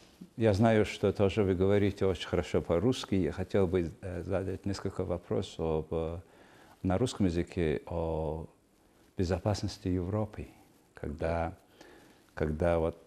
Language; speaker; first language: Russian; non-native, fluent; Mongolian